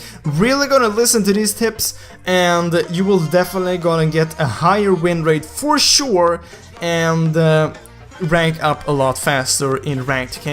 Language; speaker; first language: English; non-native, fluent; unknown